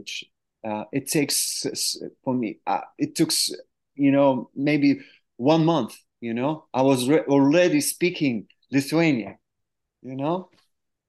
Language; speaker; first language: English; non-native, fluent; Arabic